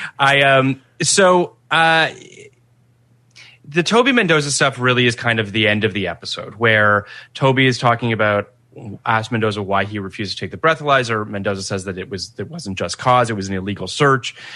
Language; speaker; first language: English; native; English